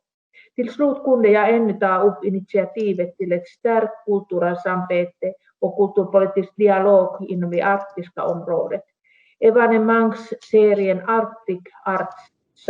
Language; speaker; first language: Swedish; non-native, local second language; Finnish